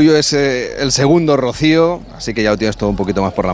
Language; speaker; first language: Spanish; native; Spanish